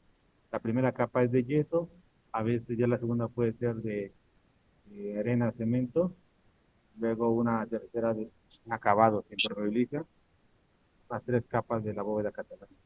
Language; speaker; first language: Spanish; native; Spanish